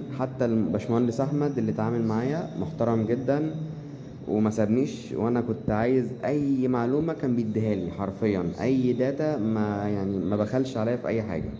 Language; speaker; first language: Arabic; native; Arabic